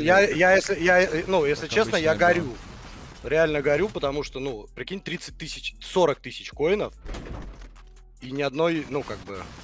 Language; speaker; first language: Russian; native; Russian